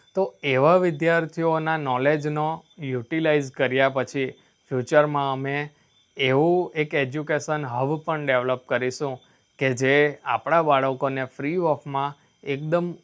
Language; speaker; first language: Gujarati; non-native, local second language; Gamit